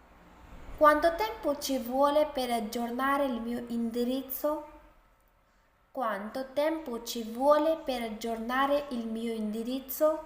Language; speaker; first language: Italian; non-native, fluent; Urdu